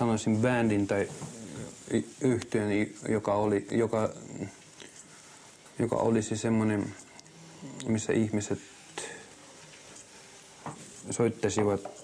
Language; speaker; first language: Finnish; non-native, fluent; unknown